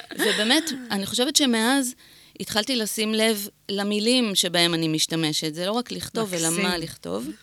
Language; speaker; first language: Hebrew; native; Hebrew